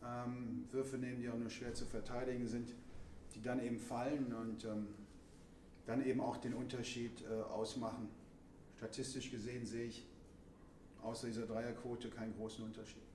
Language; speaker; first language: German; native; German